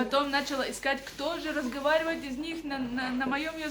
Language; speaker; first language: Russian; native; Russian